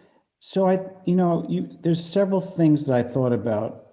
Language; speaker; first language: English; native; English